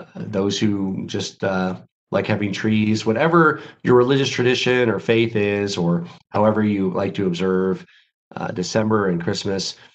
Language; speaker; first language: English; native; English